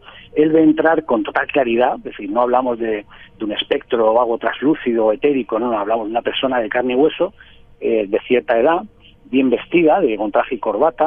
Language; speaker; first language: Spanish; native; Spanish